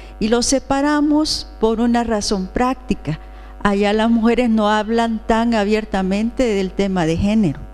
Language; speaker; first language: Spanish; native; Spanish